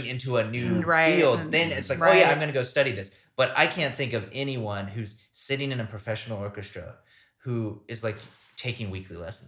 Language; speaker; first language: English; native; English